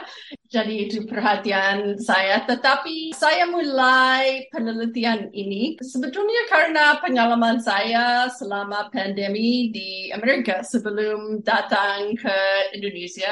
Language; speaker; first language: Indonesian; non-native, fluent; English